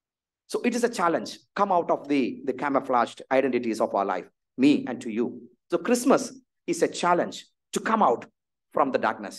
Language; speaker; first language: English; non-native, local second language; Malayalam